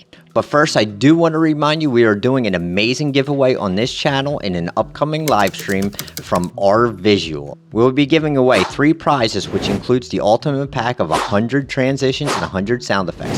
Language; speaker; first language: English; native; English